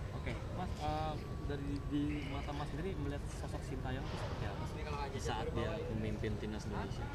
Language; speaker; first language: Indonesian; native; Indonesian